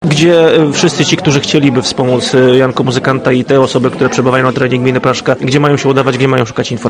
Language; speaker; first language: Polish; native; Polish